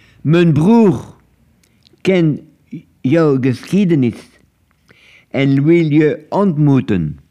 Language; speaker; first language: Dutch; non-native, local second language; French